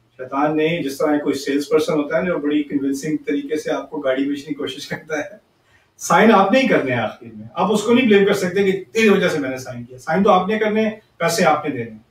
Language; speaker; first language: Urdu; early bilingual, heritage; Urdu